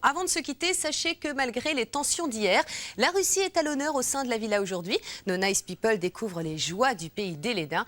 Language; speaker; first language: French; native; French